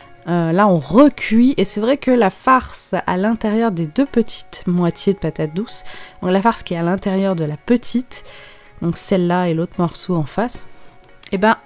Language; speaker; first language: French; native; French